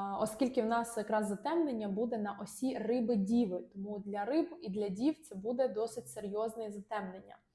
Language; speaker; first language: Ukrainian; non-native, local second language; Russian